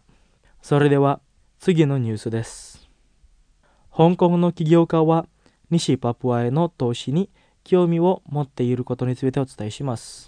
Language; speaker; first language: Japanese; non-native, fluent; Indonesian